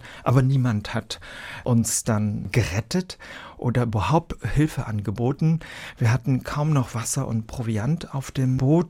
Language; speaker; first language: German; early bilingual, other home language; Vietnamese